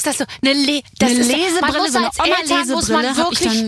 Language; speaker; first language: German; native; German